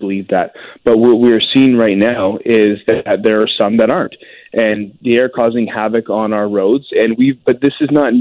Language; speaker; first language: English; native; English